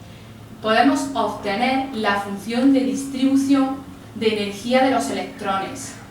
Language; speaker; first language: Spanish; native; Spanish